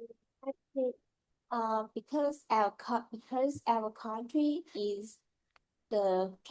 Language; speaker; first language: English; non-native, learner; Vietnamese